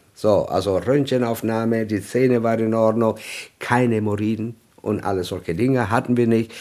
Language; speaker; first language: German; non-native, fluent; Italian